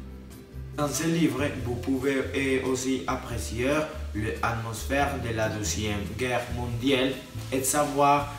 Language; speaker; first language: French; non-native, learner; Spanish